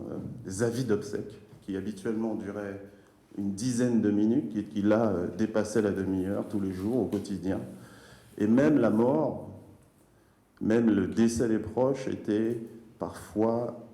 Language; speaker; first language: French; native; French